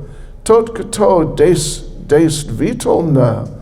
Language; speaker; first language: Russian; non-native, learner; English